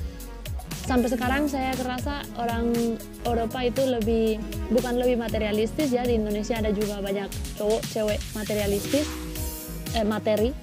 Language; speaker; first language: Indonesian; non-native, fluent; Spanish